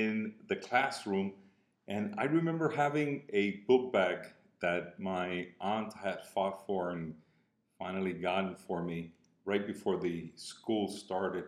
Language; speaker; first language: English; non-native, fluent; Spanish